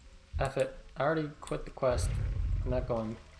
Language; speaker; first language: English; native; English